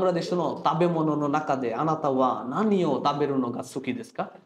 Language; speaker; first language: Japanese; non-native, fluent; Bangla